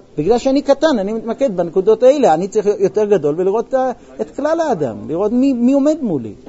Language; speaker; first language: Hebrew; non-native, fluent; English